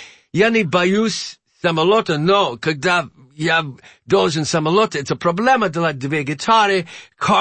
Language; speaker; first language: Russian; non-native, learner; English